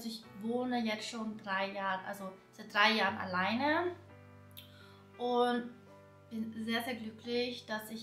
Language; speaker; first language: German; early bilingual, other home language; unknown